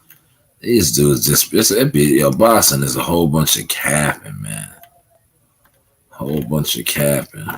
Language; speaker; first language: English; native; English